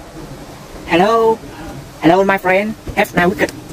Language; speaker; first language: English; non-native, learner; Vietnamese